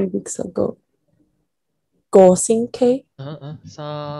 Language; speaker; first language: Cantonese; non-native, learner; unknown